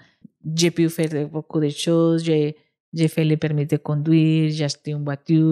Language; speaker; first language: French; non-native, learner; Spanish